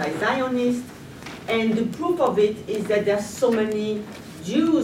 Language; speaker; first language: English; non-native, fluent; French